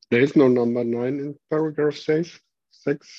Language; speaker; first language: English; non-native, fluent; German